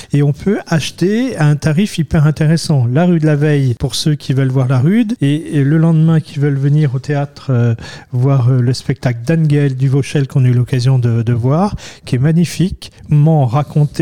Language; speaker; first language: French; native; French